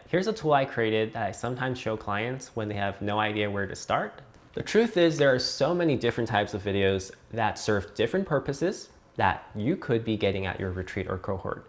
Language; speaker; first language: English; native; English